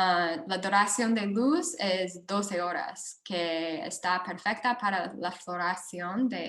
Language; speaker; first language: Spanish; non-native, fluent; English